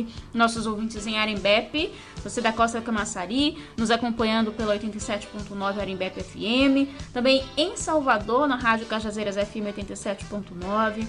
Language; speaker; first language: Portuguese; native; Portuguese